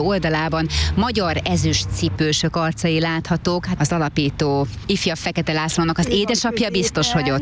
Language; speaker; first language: Hungarian; native; Hungarian